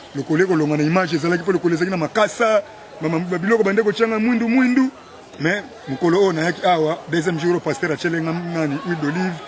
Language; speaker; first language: Lingala; non-native, local second language; Kongo